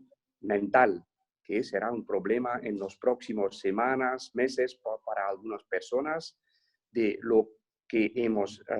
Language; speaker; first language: Spanish; non-native, fluent; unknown